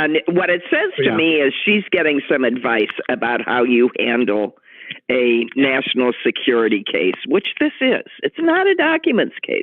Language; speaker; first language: English; native; English